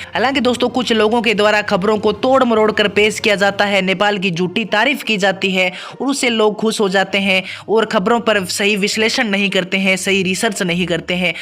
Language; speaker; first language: Hindi; native; Hindi